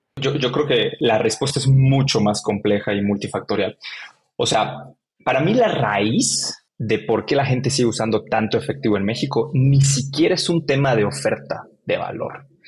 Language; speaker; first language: Spanish; native; Spanish